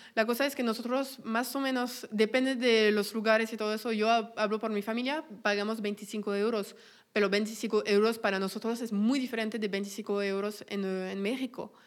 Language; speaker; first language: Spanish; non-native, fluent; French